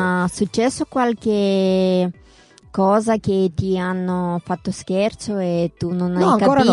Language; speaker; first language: Italian; non-native, learner; Russian